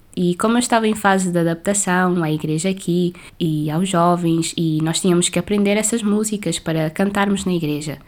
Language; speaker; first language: Portuguese; non-native, local second language; Kabuverdianu